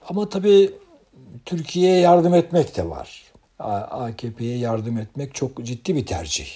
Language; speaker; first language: Turkish; native; Turkish